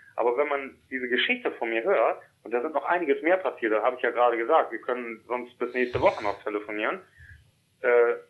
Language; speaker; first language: German; native; German